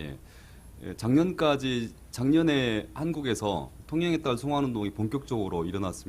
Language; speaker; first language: Korean; native; Korean